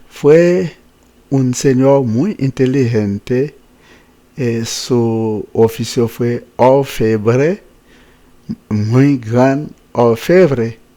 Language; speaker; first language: Spanish; non-native, fluent; Haitian Creole